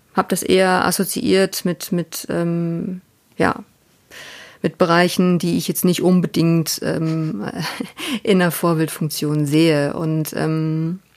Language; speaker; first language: German; native; German